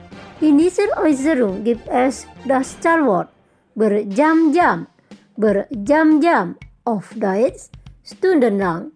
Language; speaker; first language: German; non-native, fluent; Indonesian